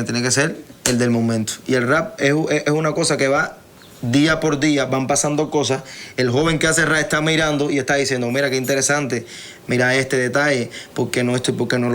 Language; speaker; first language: Spanish; native; Spanish